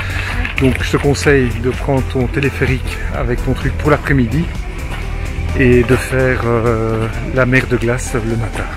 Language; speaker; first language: French; native; French